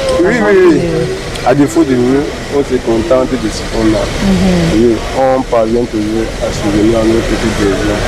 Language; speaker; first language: French; non-native, local second language; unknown